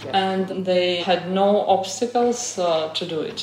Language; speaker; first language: English; non-native, learner; Russian